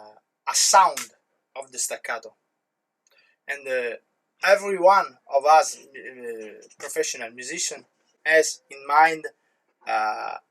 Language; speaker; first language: English; non-native, learner; Italian